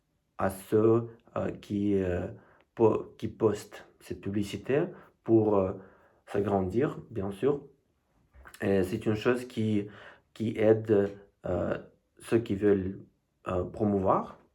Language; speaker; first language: French; non-native, fluent; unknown